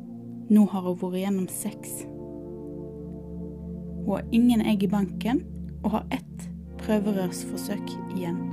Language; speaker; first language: Norwegian; native; Norwegian